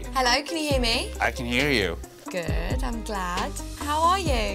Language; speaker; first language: English; native; English